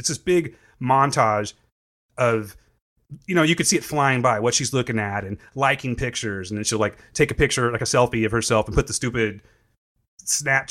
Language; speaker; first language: English; native; English